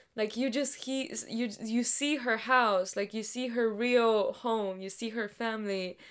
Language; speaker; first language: English; non-native, fluent; Bulgarian